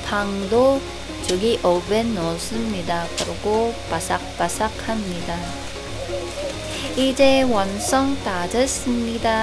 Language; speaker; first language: Korean; non-native, learner; Cebuano